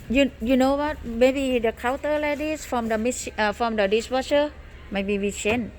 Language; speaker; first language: English; non-native, learner; Thai